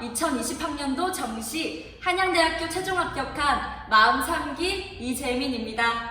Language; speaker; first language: Korean; native; Korean